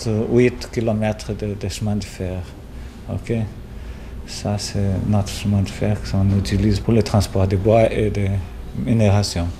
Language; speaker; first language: French; non-native, fluent; Portuguese